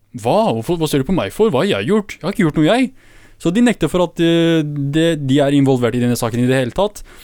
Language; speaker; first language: Norwegian; early bilingual, other home language; Kurdish